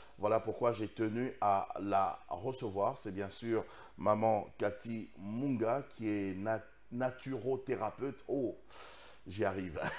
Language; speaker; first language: French; non-native, local second language; Lingala